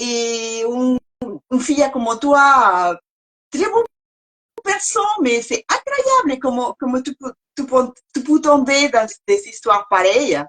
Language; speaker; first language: French; non-native, learner; Spanish